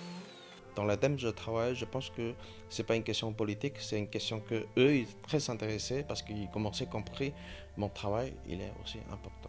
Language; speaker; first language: French; non-native, fluent; Chinese